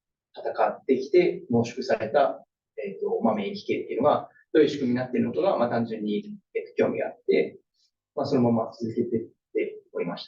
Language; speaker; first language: Japanese; native; Japanese